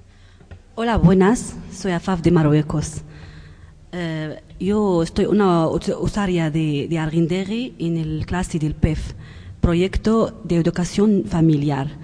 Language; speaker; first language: Spanish; non-native, learner; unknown